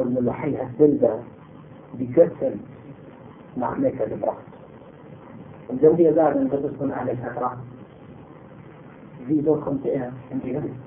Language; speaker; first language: German; non-native, fluent; Arabic